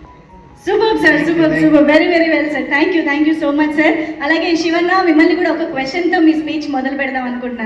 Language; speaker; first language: Telugu; native; Telugu